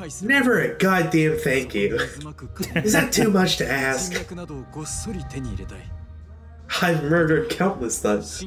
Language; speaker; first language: English; native; English